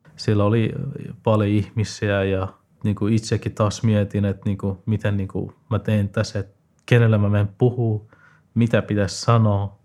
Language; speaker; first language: Finnish; non-native, fluent; Persian